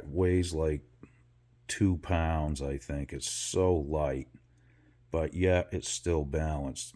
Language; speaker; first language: English; native; English